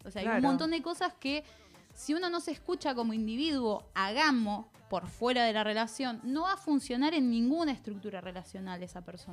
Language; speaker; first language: Spanish; native; Spanish